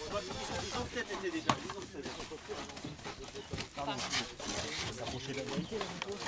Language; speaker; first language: French; native; French